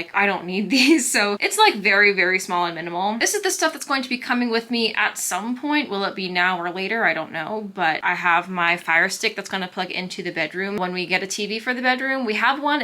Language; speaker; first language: English; native; English